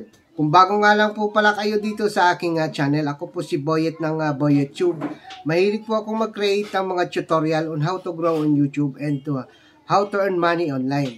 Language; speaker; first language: Filipino; native; Filipino